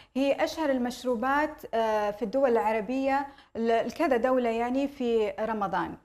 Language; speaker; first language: Arabic; native; Arabic